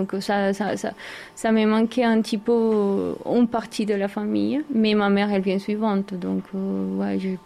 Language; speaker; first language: French; non-native, learner; Spanish